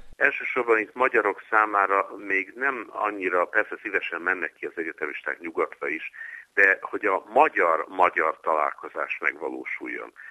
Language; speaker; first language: Hungarian; native; Hungarian